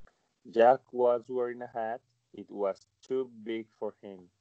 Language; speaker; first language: English; non-native, learner; Spanish